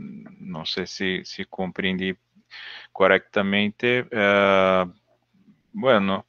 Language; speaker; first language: Spanish; non-native, learner; Portuguese